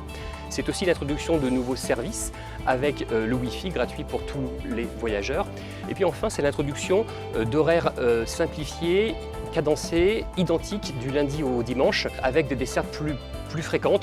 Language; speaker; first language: French; native; French